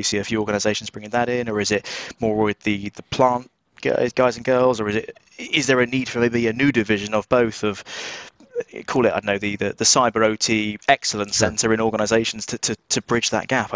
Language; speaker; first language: English; native; English